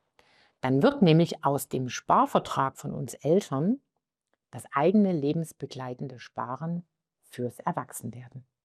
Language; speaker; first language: German; native; German